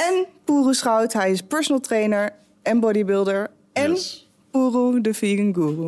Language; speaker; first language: Dutch; native; Dutch